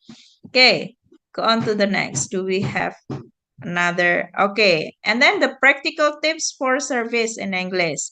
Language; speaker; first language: English; non-native, fluent; Indonesian